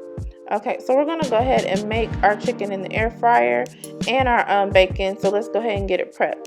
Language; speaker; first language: English; native; English